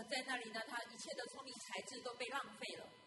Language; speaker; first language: Chinese; native; Chinese